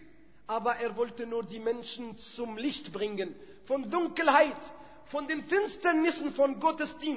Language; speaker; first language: German; non-native, fluent; Arabic